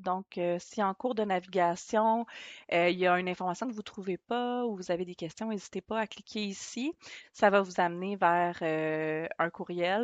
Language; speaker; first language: French; native; French